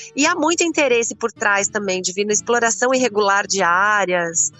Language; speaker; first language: Portuguese; native; Portuguese